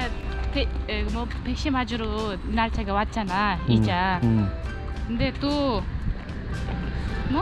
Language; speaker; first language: Korean; non-native, fluent; Uzbek